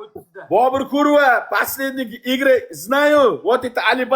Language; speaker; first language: Russian; non-native, learner; Uzbek